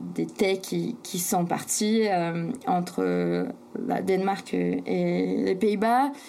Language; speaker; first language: French; non-native, fluent; Portuguese